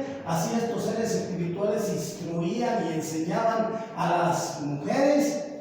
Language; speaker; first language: Spanish; native; Spanish